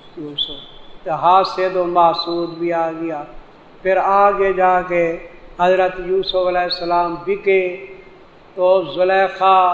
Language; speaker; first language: Urdu; non-native, local second language; Saraiki